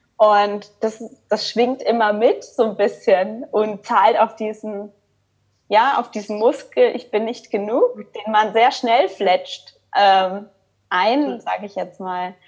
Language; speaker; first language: German; early bilingual, other home language; Croatian